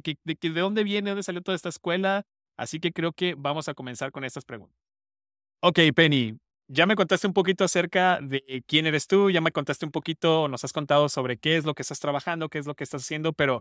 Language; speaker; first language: Spanish; native; Spanish